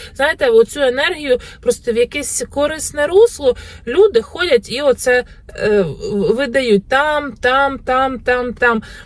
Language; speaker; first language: Ukrainian; native; Ukrainian